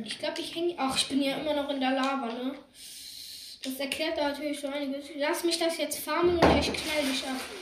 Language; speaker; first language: German; native; German